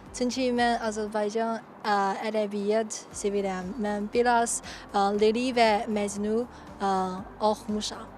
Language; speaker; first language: Azerbaijani; non-native, learner; Chinese